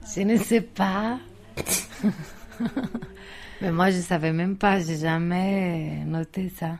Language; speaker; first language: French; non-native, fluent; Portuguese